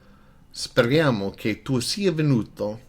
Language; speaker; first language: Italian; non-native, fluent; English